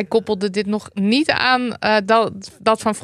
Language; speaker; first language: Dutch; native; Dutch